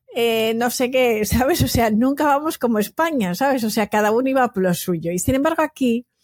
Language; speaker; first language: Spanish; native; Spanish